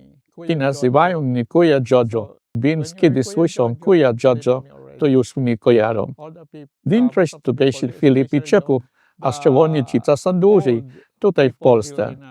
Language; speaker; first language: Polish; non-native, fluent; Filipino